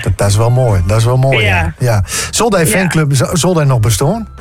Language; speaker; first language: Dutch; native; Dutch